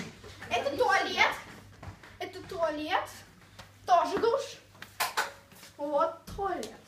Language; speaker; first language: Russian; early bilingual, heritage; Russian